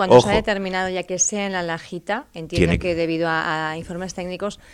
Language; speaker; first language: Spanish; native; Spanish